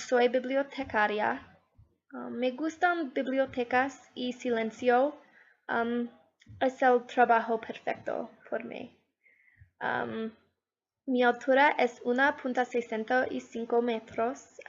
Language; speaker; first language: Spanish; non-native, learner; English